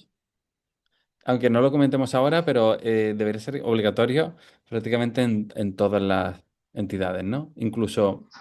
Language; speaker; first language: Spanish; native; Spanish